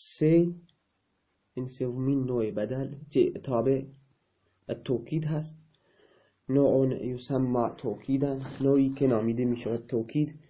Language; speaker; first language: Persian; non-native, local second language; Baluchi